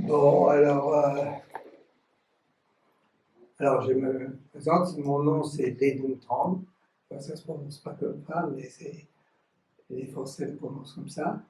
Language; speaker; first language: French; non-native, fluent; Vietnamese